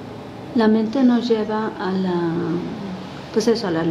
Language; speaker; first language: Spanish; native; Spanish